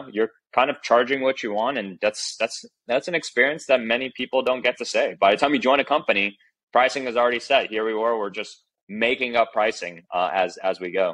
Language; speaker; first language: English; early bilingual, other home language; Chinese